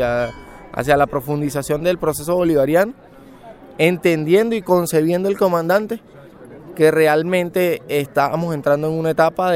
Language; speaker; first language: Spanish; native; Spanish